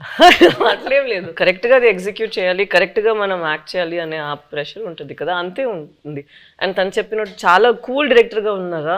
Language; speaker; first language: Telugu; non-native, local second language; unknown